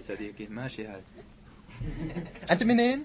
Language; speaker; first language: Arabic; non-native, fluent; English